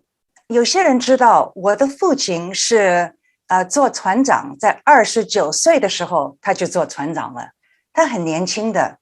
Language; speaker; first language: Chinese; early bilingual, heritage; Chinese